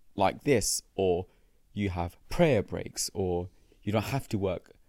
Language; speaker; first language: English; native; English